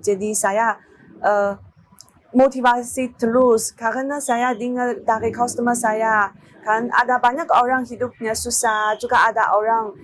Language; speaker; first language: Indonesian; non-native, learner; Chinese